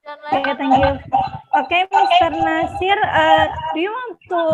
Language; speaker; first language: English; non-native, learner; Indonesian